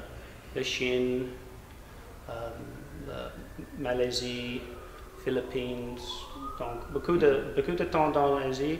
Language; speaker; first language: French; non-native, learner; English